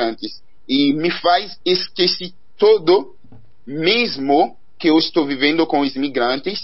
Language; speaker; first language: Portuguese; non-native, learner; Haitian Creole